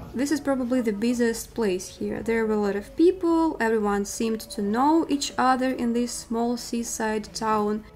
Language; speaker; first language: English; non-native, fluent; Russian